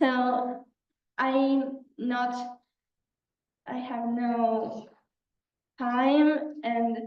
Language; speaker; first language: English; non-native, learner; Japanese